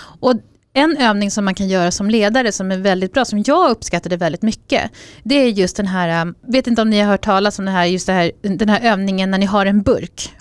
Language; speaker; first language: Swedish; native; Swedish